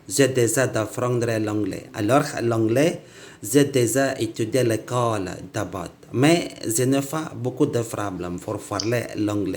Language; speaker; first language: French; non-native, learner; Indonesian